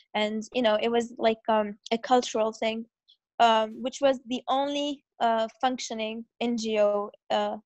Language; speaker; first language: English; non-native, fluent; Arabic